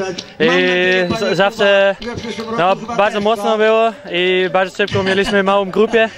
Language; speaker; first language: Polish; non-native, learner; Dutch